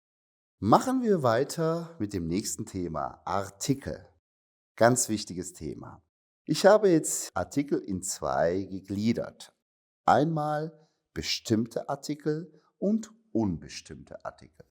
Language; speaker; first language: German; non-native, fluent; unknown